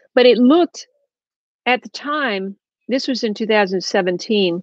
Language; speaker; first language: English; native; English